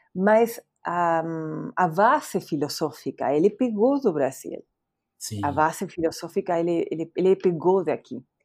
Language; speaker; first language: Portuguese; non-native, fluent; Spanish